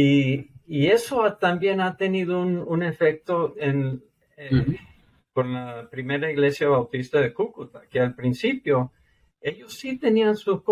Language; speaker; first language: Spanish; non-native, fluent; English